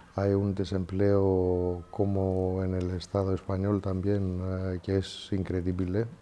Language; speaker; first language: Spanish; non-native, fluent; Greek